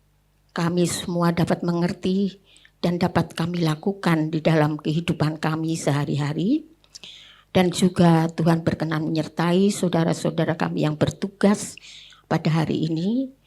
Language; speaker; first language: Indonesian; native; Indonesian